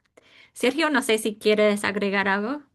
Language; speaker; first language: Spanish; non-native, fluent; English